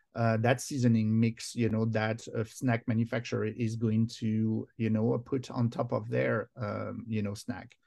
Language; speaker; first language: English; non-native, fluent; French